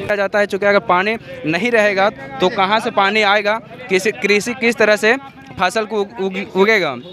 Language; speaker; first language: Hindi; native; Hindi